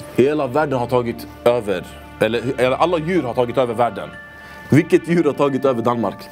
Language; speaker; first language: Swedish; early bilingual, other home language; Arabic